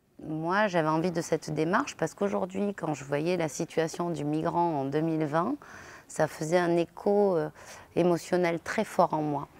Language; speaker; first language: French; native; French